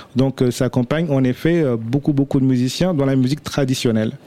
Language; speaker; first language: French; early bilingual, other home language; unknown